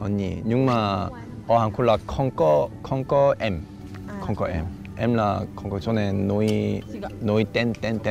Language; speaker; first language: Vietnamese; non-native, learner; Korean